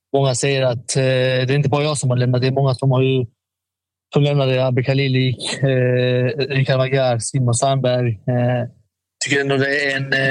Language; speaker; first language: Swedish; native; Swedish